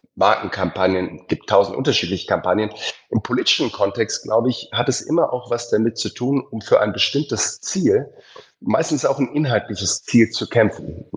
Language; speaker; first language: German; native; German